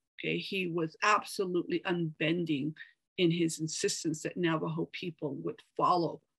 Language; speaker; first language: English; native; English